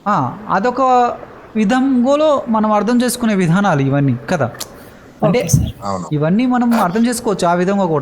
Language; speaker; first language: Telugu; native; Telugu